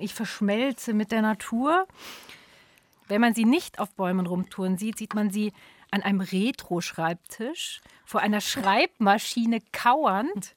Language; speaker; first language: German; native; German